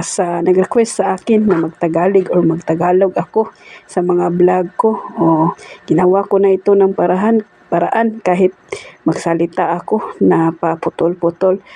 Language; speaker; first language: Filipino; non-native, local second language; Cebuano